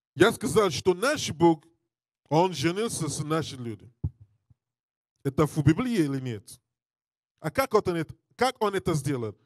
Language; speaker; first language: Russian; non-native, learner; English